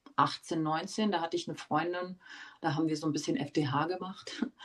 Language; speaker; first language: German; early bilingual, other home language; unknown